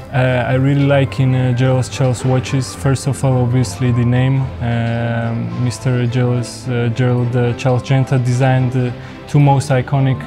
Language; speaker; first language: English; non-native, fluent; Georgian